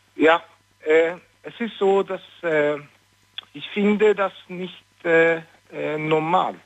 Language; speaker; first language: German; non-native, learner; Swedish